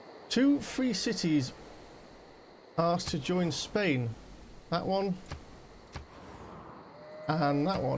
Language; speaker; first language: English; native; English